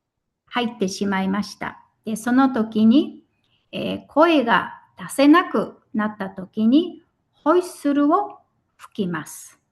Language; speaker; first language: Japanese; non-native, fluent; Mongolian